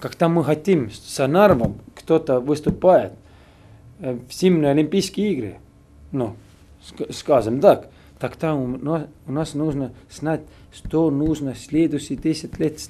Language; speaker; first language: Russian; non-native, learner; Estonian